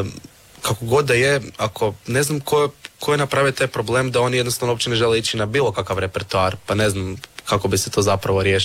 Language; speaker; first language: Serbian; native; Serbian